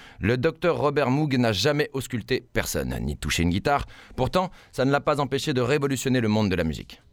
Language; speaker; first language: French; native; French